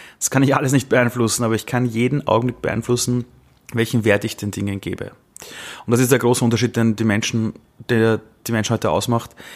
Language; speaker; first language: German; early bilingual, other home language; Persian